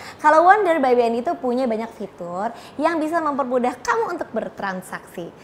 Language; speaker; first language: Indonesian; native; Indonesian